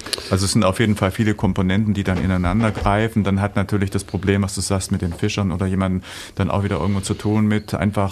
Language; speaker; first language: German; native; German